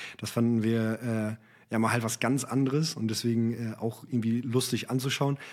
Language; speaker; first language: German; native; German